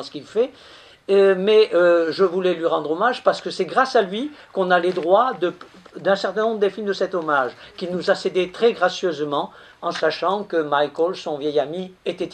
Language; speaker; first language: French; native; French